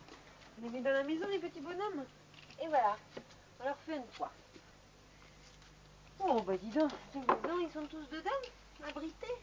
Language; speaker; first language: French; native; French